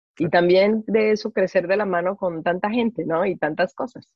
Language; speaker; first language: Spanish; native; Spanish